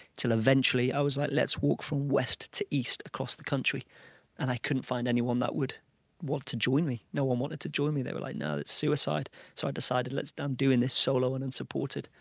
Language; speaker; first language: English; native; English